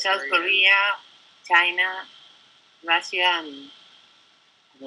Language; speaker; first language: English; non-native, learner; Spanish